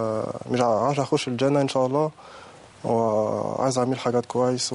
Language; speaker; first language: Arabic; non-native, learner; French